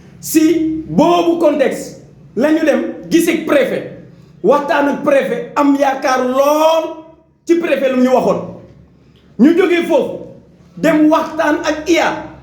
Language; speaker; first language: Wolof; non-native, local second language; Jola-Fonyi